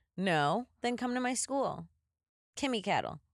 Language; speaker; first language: English; native; English